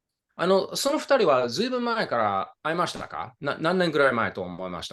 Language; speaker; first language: Japanese; non-native, fluent; English